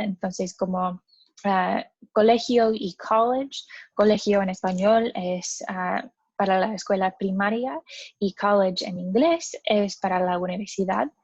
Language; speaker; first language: Spanish; non-native, learner; English